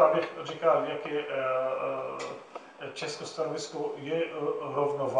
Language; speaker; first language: Czech; non-native, fluent; Arabic